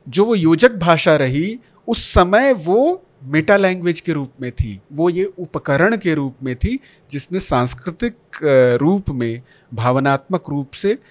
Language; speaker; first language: Hindi; non-native, local second language; Bhojpuri